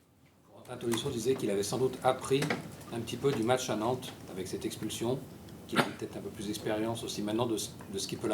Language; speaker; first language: French; native; French